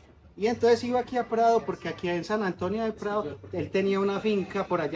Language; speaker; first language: Spanish; native; Spanish